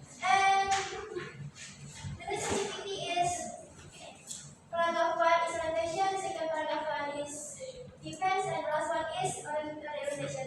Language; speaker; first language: English; non-native, learner; Indonesian